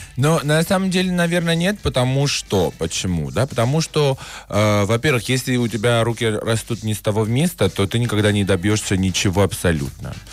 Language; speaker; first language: Russian; early bilingual, other home language; Armenian